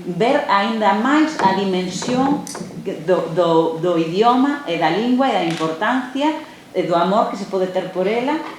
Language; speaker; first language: Galician; non-native, local second language; Spanish